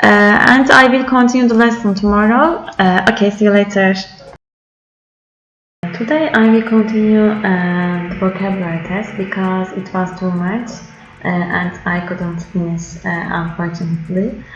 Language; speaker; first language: English; non-native, learner; Turkish